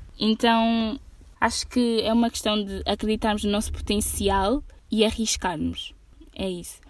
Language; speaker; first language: Portuguese; early bilingual, heritage; Portuguese